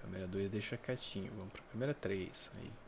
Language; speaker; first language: Portuguese; native; Portuguese